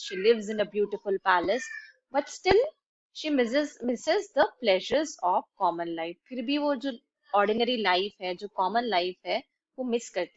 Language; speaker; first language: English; non-native, local second language; Hindi